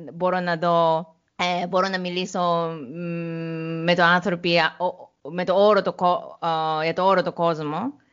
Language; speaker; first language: Greek; non-native, learner; Japanese